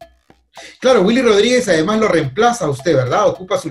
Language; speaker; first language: Spanish; native; Spanish